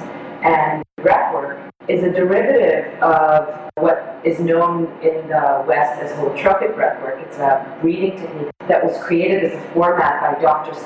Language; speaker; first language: English; non-native, fluent; Hebrew